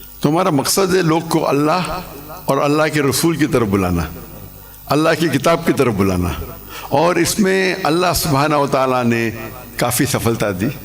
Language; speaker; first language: Urdu; non-native, local second language; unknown